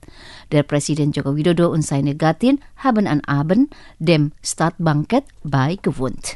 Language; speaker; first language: German; non-native, fluent; Indonesian